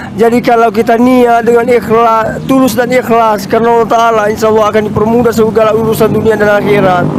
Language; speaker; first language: Indonesian; non-native, local second language; Nias